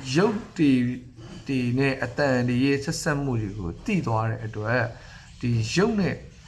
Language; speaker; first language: Burmese; native; Burmese